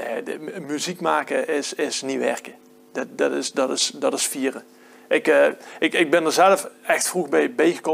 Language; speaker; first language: Dutch; native; Dutch